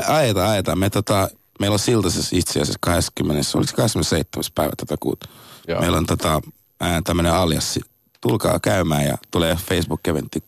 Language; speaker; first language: Finnish; non-native, fluent; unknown